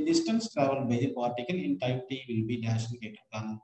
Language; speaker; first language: English; non-native, local second language; Tamil